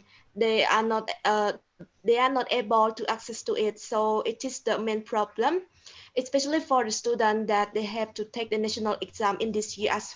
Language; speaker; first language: English; non-native, learner; Khmer